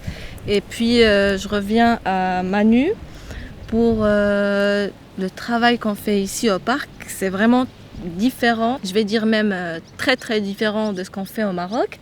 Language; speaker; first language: French; non-native, local second language; Arabic